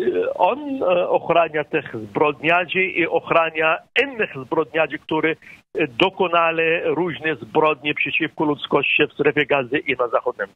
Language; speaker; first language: Polish; non-native, fluent; Arabic